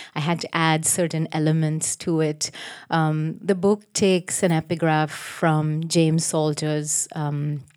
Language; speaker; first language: English; native; English